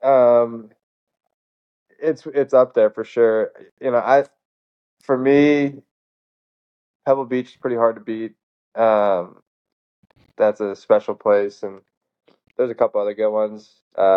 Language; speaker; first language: English; native; English